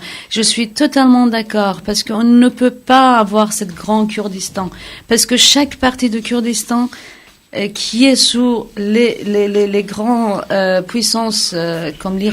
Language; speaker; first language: French; non-native, fluent; Kurdish